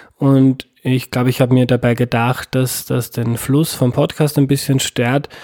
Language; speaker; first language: German; native; German